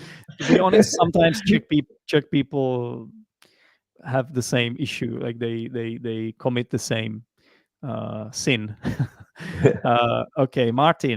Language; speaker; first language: English; non-native, fluent; Czech